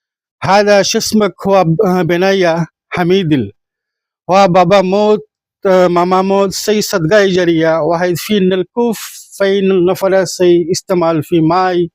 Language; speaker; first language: Arabic; non-native, learner; Bangla